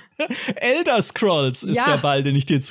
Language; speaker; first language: German; native; German